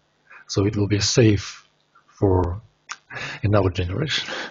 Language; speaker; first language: English; non-native, learner; Russian